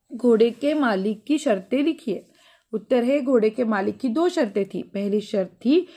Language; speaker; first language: Hindi; non-native, local second language; Marathi